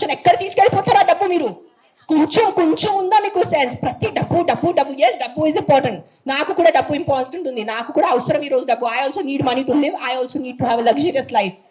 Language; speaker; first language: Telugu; non-native, fluent; Marathi